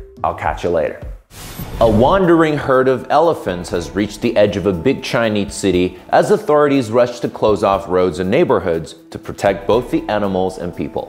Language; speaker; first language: English; non-native, fluent; Chinese